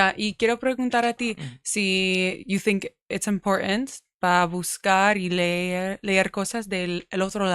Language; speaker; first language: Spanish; non-native, learner; English